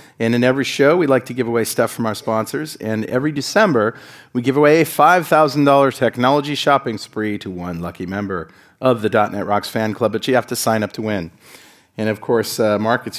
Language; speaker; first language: English; native; English